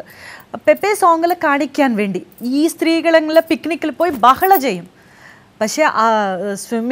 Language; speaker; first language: Malayalam; non-native, fluent; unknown